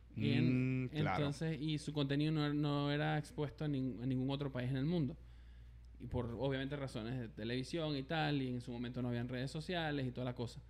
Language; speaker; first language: Spanish; native; Spanish